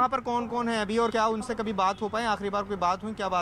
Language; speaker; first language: Hindi; native; Hindi